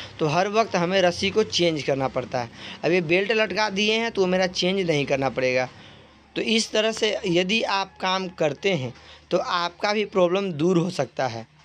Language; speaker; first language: Hindi; native; Hindi